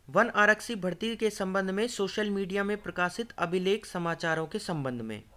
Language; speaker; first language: Hindi; native; Hindi